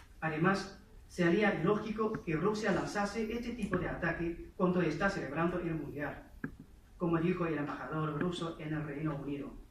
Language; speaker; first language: Spanish; non-native, fluent; Chinese